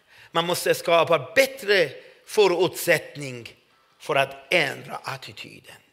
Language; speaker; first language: Swedish; non-native, fluent; Persian